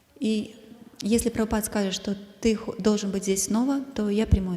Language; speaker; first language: Russian; native; Russian